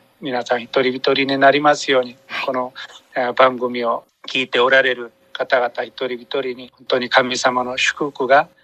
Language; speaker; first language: Japanese; non-native, fluent; Korean